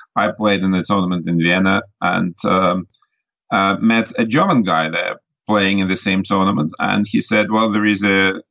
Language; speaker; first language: English; non-native, fluent; Russian